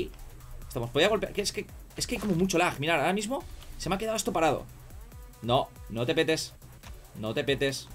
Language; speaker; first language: Spanish; native; Spanish